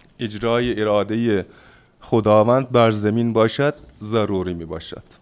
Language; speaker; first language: Persian; non-native, fluent; Turkish